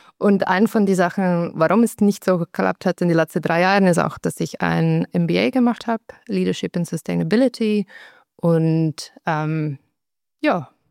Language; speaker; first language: German; non-native, local second language; Dutch